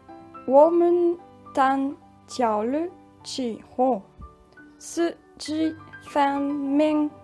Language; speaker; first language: Chinese; non-native, learner; French